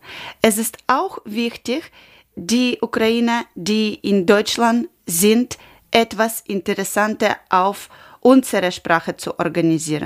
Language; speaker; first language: German; non-native, learner; Ukrainian